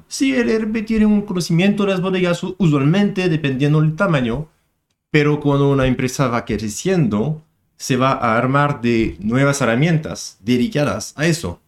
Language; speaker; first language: Spanish; non-native, fluent; French